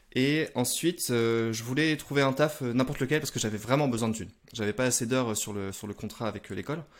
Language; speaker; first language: French; native; French